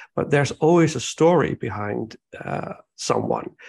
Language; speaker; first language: English; non-native, fluent; Dutch